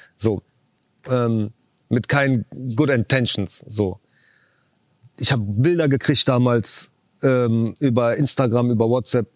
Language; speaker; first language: German; early bilingual, other home language; Chechen